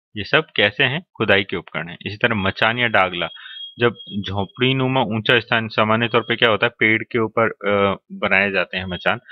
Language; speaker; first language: Hindi; native; Hindi